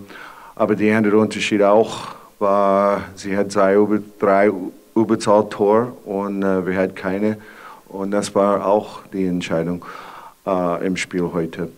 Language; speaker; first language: German; non-native, fluent; English